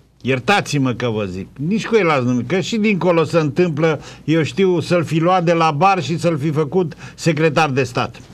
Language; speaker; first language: Romanian; native; Romanian